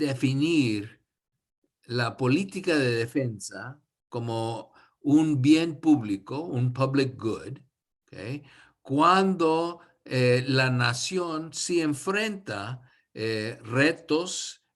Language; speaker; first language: Spanish; non-native, fluent; English